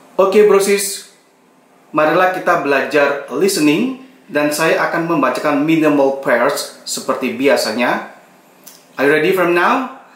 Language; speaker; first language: Indonesian; native; Indonesian